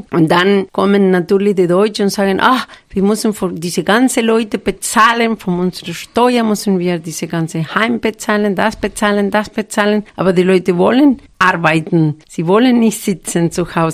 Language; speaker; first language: German; non-native, fluent; Spanish